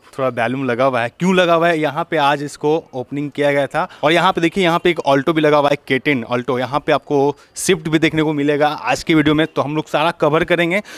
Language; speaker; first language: Hindi; native; Hindi